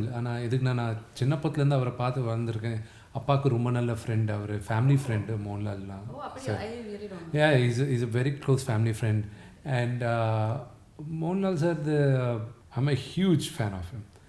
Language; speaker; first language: Tamil; non-native, local second language; Telugu